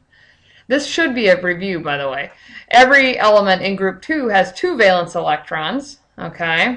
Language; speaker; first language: English; native; English